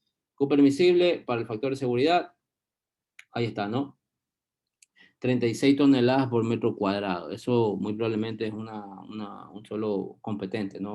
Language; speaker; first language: Spanish; native; Spanish